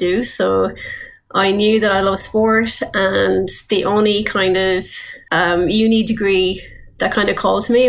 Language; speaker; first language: English; native; English